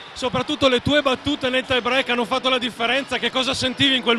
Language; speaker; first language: Italian; native; Italian